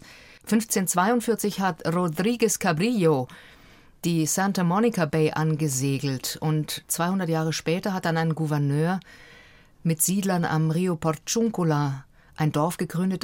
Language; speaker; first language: German; native; German